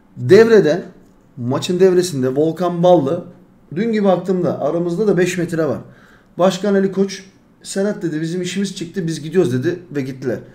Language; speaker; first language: Turkish; early bilingual, heritage; Turkish